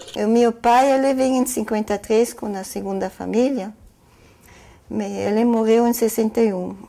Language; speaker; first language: Portuguese; non-native, fluent; German